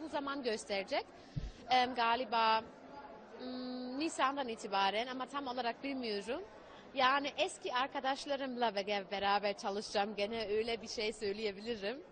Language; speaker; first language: Turkish; early bilingual, heritage; German